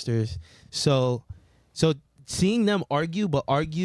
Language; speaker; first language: English; native; English